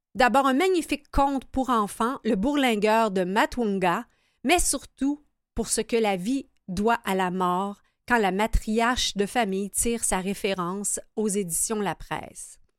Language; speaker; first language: French; native; French